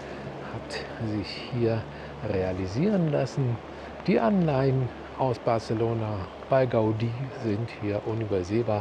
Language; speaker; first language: German; native; German